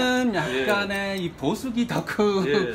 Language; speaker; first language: Korean; native; Korean